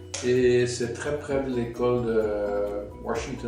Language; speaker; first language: French; non-native, fluent; Dutch